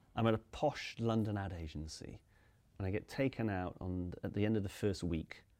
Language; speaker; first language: English; native; English